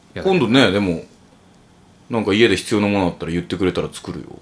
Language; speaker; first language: Japanese; native; Japanese